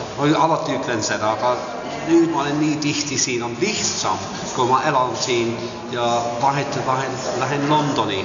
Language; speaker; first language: Estonian; early bilingual, heritage; English